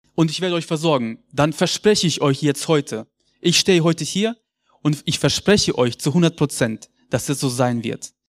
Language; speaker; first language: German; early bilingual, other home language; Russian